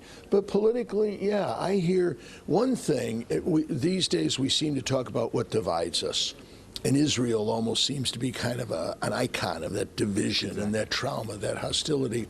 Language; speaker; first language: English; native; English